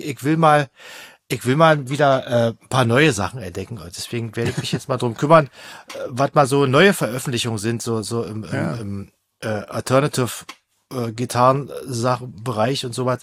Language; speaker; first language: German; native; German